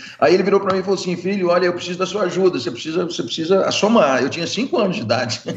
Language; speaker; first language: Portuguese; early bilingual, other home language; English